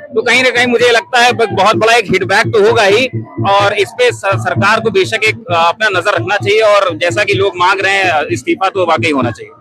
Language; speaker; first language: Hindi; native; Hindi